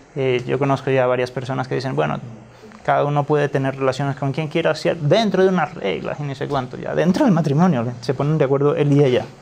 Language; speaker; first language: Spanish; native; Spanish